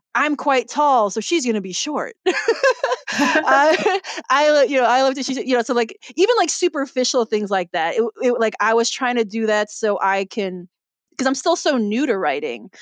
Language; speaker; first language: English; native; English